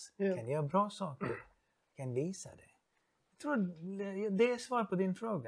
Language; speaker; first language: Swedish; non-native, fluent; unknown